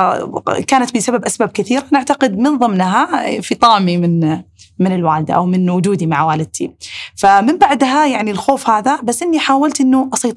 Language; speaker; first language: Arabic; native; Arabic